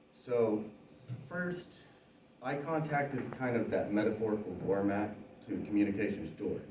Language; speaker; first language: English; native; English